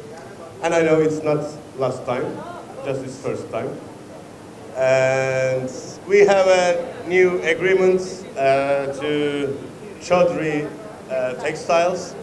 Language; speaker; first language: English; non-native, learner; Turkish